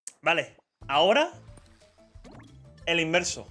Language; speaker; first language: Spanish; native; Spanish